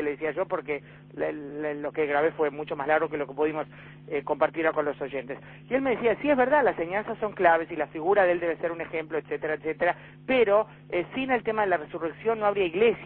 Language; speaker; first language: Spanish; native; Spanish